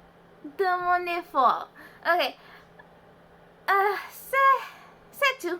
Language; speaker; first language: French; non-native, learner; Haitian Creole